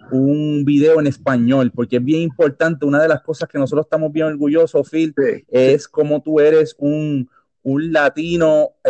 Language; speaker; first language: Spanish; native; Spanish